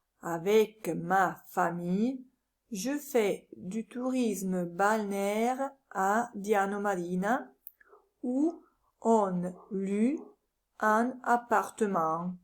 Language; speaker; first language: French; non-native, learner; Italian